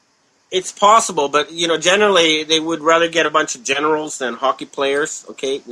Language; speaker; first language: English; native; English